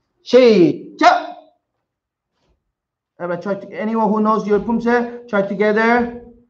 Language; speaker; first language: English; non-native, fluent; Korean